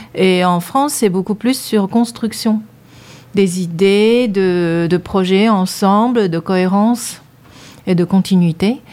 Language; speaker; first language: French; non-native, fluent; Chinese